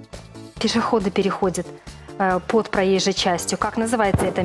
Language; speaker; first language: Russian; native; Russian